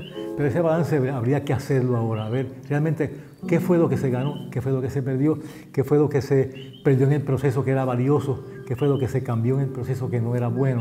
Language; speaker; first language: Spanish; native; Spanish